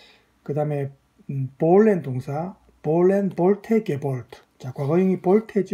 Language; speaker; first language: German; non-native, fluent; Korean